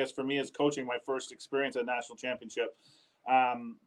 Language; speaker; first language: English; native; English